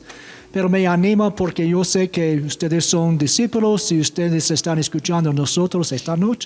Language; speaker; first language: Spanish; non-native, fluent; English